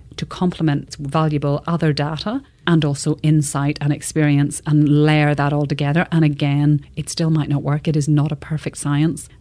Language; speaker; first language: English; native; English